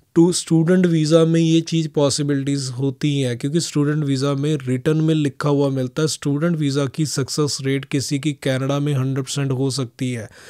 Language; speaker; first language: Hindi; non-native, local second language; Punjabi